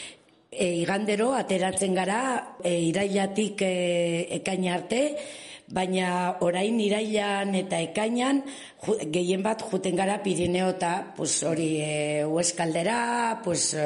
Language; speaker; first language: Basque; non-native, local second language; Spanish